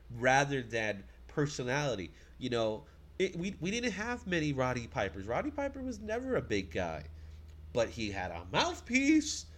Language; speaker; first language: English; native; English